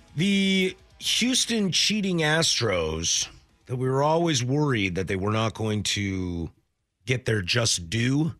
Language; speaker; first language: English; native; English